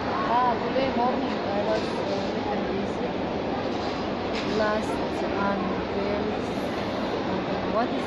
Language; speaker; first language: English; non-native, learner; Turkish